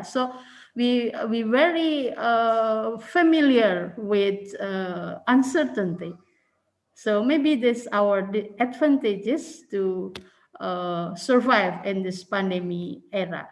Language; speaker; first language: English; non-native, learner; Indonesian